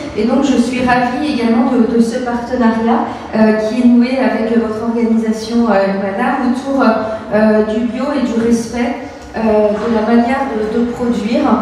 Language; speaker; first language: French; native; French